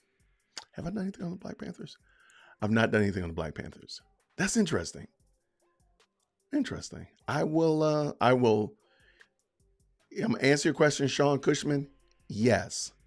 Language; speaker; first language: English; native; English